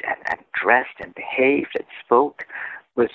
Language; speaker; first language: English; native; English